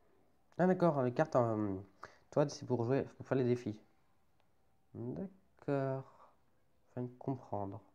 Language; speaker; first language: French; native; French